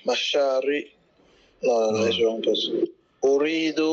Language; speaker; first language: Arabic; non-native, learner; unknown